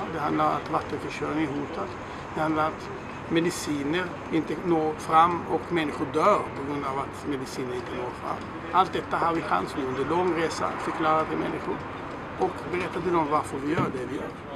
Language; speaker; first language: Swedish; non-native, fluent; Hebrew